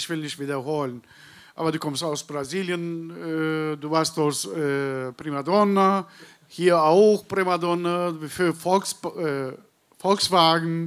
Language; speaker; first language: German; non-native, learner; Turkish